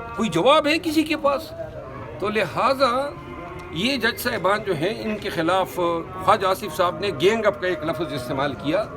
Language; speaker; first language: Urdu; non-native, local second language; Pashto